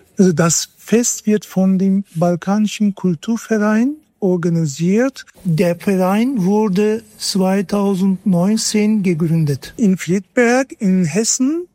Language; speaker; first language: German; non-native, fluent; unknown